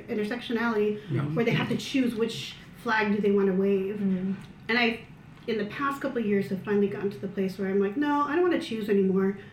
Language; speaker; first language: English; early bilingual, other home language; Filipino